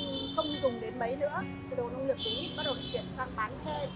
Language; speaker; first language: Vietnamese; native; Vietnamese